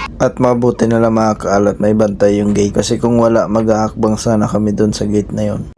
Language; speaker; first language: Filipino; native; Filipino